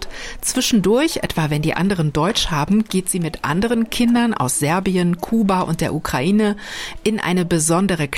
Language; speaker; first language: German; native; German